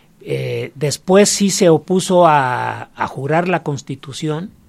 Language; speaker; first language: Spanish; native; Spanish